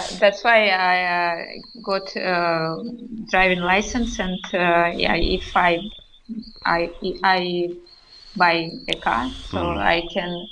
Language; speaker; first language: English; non-native, learner; Russian